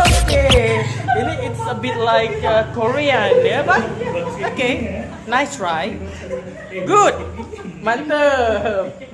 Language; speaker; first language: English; non-native, learner; Indonesian